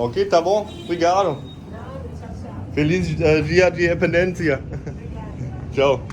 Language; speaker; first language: Portuguese; non-native, learner; German